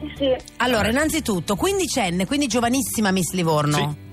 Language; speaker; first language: Italian; native; Italian